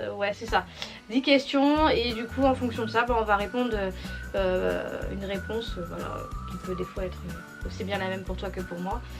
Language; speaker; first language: French; native; French